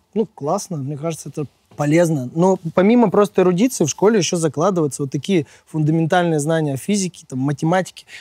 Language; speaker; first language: Russian; native; Russian